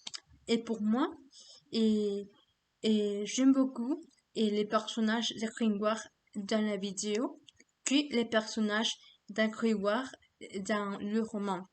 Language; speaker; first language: French; non-native, learner; Spanish